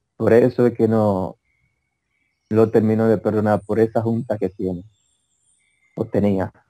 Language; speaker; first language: Spanish; native; Spanish